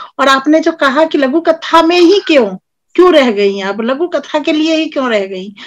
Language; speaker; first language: Hindi; non-native, local second language; Maithili